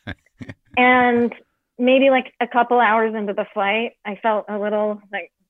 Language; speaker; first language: English; native; English